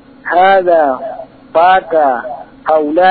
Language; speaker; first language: Arabic; non-native, learner; Indonesian